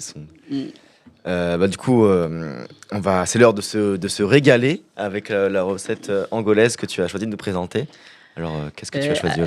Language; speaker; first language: French; native; French